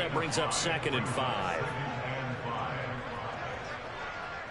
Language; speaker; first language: English; native; English